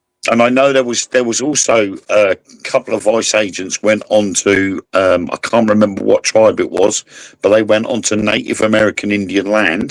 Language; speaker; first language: English; native; English